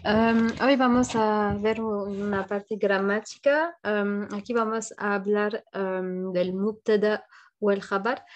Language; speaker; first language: Spanish; non-native, fluent; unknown